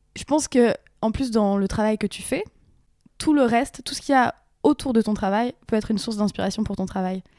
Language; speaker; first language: French; native; French